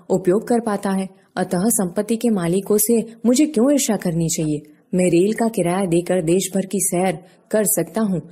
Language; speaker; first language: Hindi; non-native, local second language; Gujarati